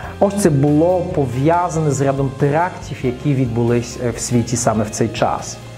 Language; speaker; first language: Ukrainian; non-native, fluent; Russian